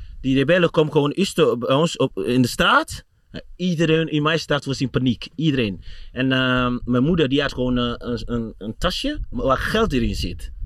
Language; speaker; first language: Dutch; non-native, fluent; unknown